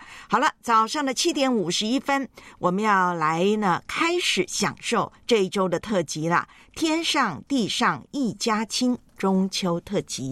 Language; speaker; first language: Chinese; native; Chinese